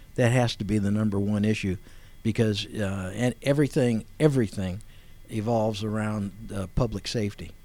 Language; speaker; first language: English; native; English